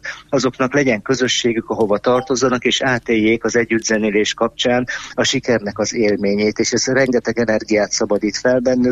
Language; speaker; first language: Hungarian; native; Hungarian